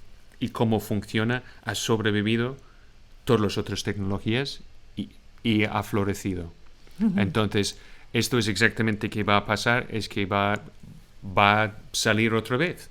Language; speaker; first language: Spanish; non-native, fluent; English